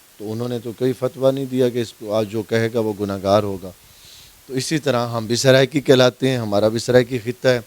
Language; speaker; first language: Urdu; non-native, local second language; Saraiki